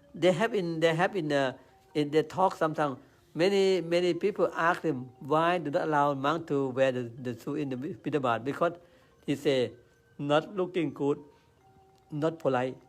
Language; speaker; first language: English; non-native, learner; Thai